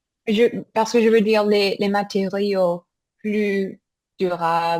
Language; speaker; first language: French; non-native, learner; English